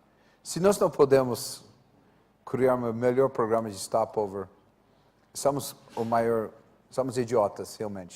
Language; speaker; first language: Portuguese; non-native, fluent; English